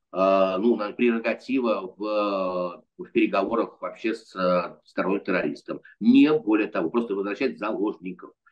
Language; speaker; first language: Russian; native; Russian